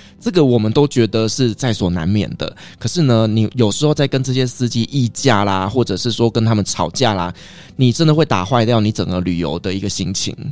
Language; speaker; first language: Chinese; native; Chinese